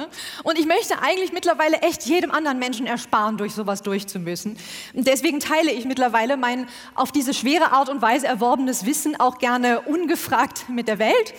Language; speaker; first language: German; native; German